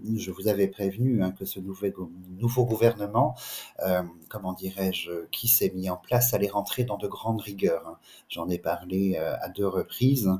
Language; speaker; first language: French; native; French